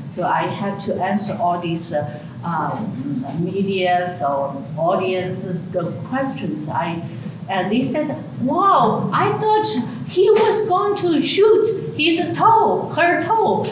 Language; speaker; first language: English; non-native, fluent; Chinese